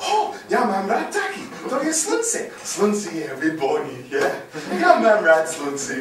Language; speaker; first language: Czech; non-native, learner; English